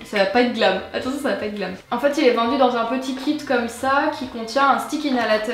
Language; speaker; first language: French; native; French